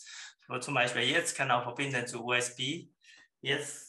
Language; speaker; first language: German; non-native, learner; Chinese